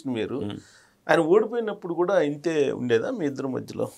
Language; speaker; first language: Telugu; native; Telugu